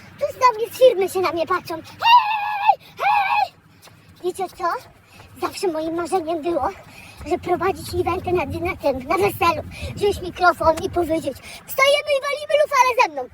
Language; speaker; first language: Polish; native; Polish